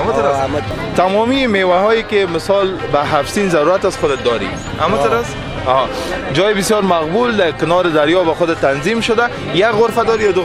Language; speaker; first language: Persian; non-native, local second language; Pashto